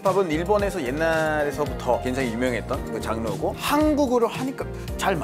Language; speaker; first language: Korean; non-native, fluent; Spanish